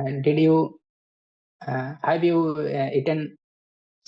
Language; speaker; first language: English; non-native, learner; Hindi